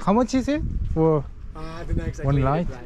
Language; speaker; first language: English; non-native, learner; Korean